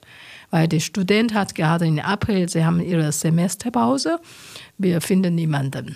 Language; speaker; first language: German; non-native, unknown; Chinese